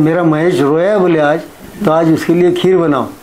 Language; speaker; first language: Hindi; non-native, local second language; Marathi